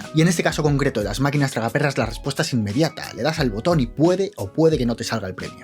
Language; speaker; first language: Spanish; native; Spanish